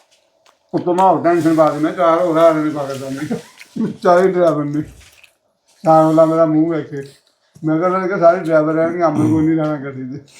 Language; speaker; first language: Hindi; non-native, local second language; Punjabi